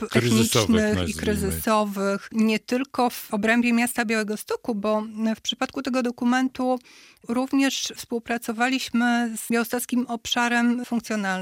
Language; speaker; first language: Polish; native; Polish